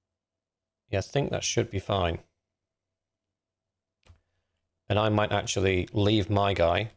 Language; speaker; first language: English; native; English